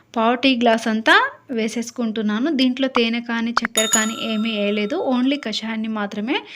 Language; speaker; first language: Telugu; native; Telugu